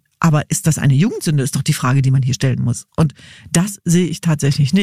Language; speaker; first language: German; early bilingual, other home language; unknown